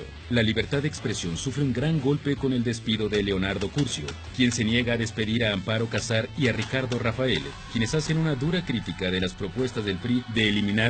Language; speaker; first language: Spanish; native; Spanish